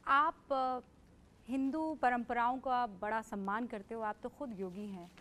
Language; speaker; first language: Hindi; native; Hindi